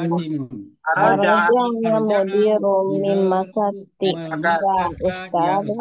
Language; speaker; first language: Arabic; non-native, learner; Indonesian